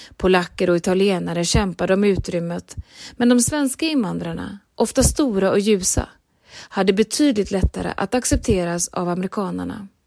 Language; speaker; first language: Swedish; native; Swedish